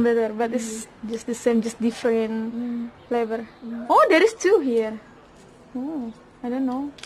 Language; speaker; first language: English; non-native, learner; Indonesian